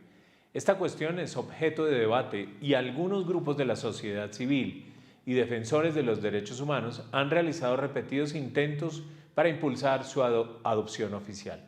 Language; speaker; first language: Spanish; native; Spanish